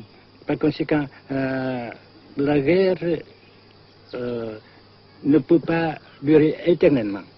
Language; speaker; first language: French; non-native, fluent; Vietnamese